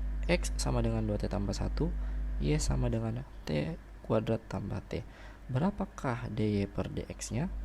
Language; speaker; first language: Indonesian; native; Indonesian